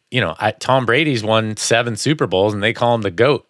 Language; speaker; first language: English; native; English